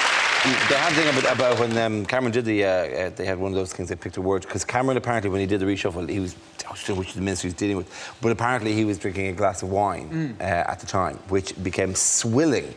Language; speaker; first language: English; native; English